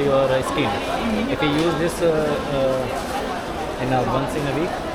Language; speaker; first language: English; non-native, learner; Hindi